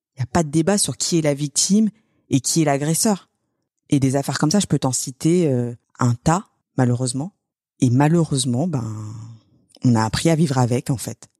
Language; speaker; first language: French; native; French